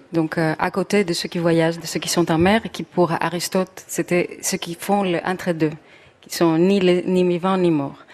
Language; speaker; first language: French; non-native, fluent; Greek